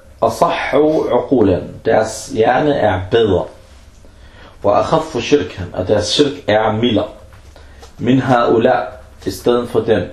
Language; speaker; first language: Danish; early bilingual, other home language; Arabic